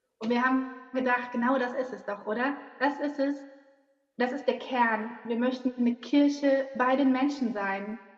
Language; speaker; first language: German; native; German